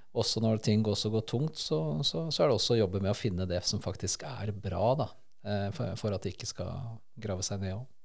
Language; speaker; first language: Norwegian; early bilingual, other home language; Spanish